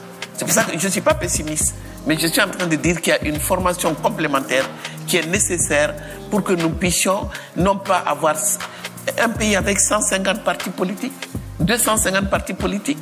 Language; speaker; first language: French; non-native, local second language; Bambara